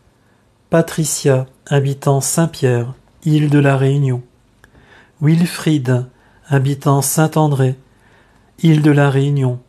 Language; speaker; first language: French; native; French